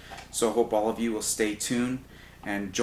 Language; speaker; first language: English; native; English